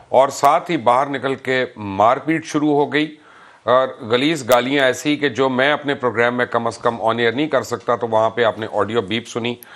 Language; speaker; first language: Urdu; native; Urdu